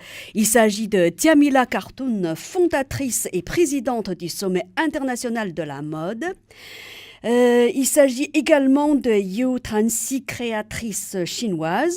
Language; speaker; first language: French; native; French